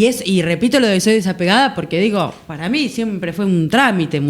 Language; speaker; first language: Spanish; native; Spanish